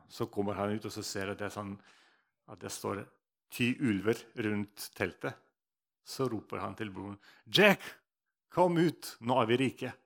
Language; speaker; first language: Norwegian; non-native, fluent; Russian